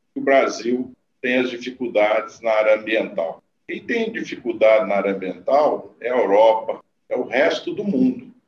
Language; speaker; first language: Portuguese; native; Portuguese